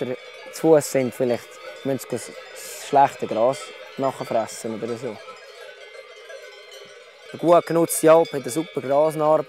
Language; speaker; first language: German; native; German